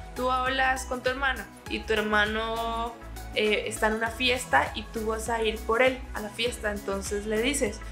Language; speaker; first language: Spanish; native; Spanish